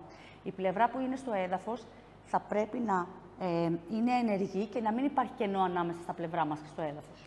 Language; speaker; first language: Greek; native; Greek